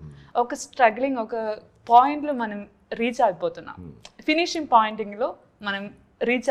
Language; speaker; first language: Telugu; non-native, learner; Malayalam